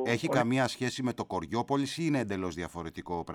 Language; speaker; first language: Greek; native; Greek